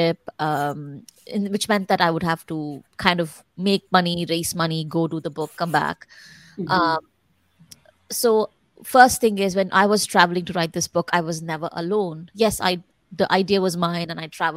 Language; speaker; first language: English; non-native, local second language; Tamil